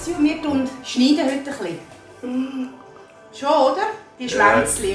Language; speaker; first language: German; native; German